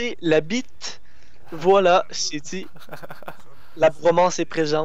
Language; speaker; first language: French; native; French